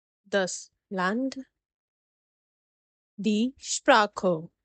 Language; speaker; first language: German; non-native, fluent; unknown